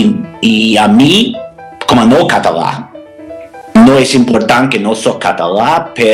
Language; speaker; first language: Catalan; non-native, fluent; English